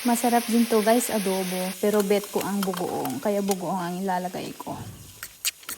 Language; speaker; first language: Filipino; non-native, local second language; Iloko